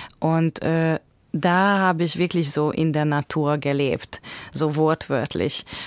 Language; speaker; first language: German; non-native, fluent; Hungarian